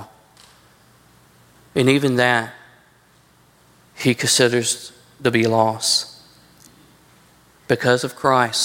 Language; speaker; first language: English; native; English